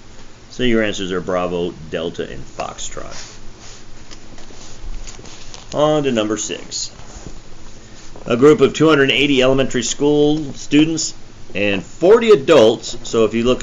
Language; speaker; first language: English; native; English